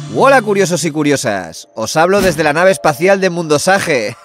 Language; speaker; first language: Spanish; native; Spanish